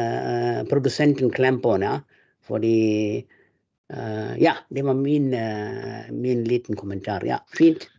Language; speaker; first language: Norwegian; non-native, fluent; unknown